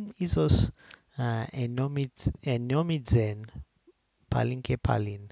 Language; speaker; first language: Greek; non-native, learner; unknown